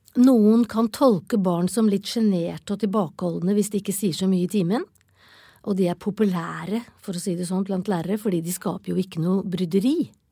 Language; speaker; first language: Norwegian; native; Norwegian